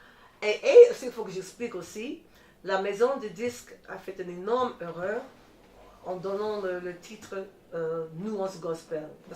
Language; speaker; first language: French; non-native, fluent; English